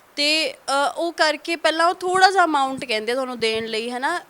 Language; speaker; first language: Punjabi; native; Punjabi